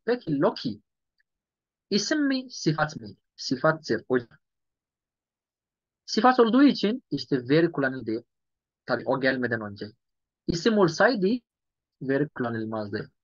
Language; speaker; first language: Turkish; non-native, fluent; Yoruba